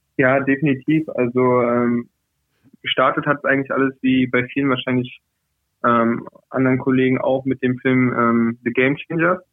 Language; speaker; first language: German; early bilingual, other home language; Portuguese